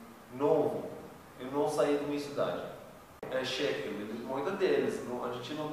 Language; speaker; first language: Portuguese; non-native, learner; Arabic